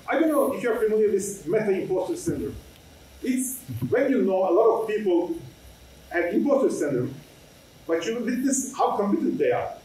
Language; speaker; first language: English; non-native, fluent; Turkish